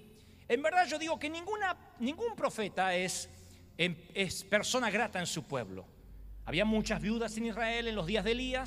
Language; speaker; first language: Spanish; native; Spanish